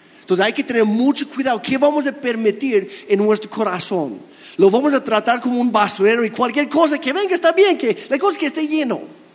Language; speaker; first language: Spanish; non-native, fluent; English